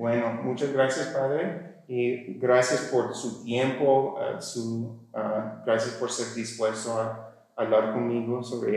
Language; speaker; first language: Spanish; non-native, fluent; English